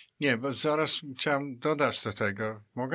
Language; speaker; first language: Polish; non-native, fluent; English